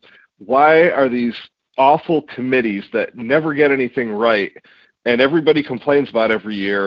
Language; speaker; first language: English; native; English